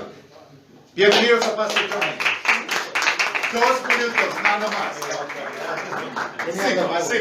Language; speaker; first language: Spanish; non-native, fluent; English